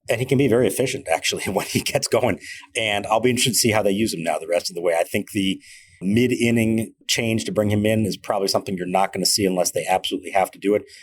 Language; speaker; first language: English; native; English